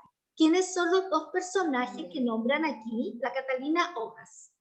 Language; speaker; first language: Spanish; native; Spanish